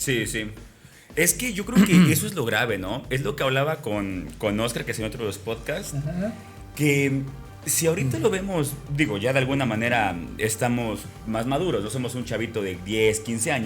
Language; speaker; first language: Spanish; native; Spanish